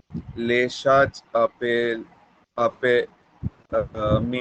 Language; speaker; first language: French; non-native, learner; Hindi